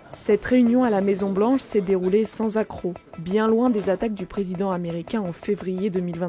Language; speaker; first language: French; native; French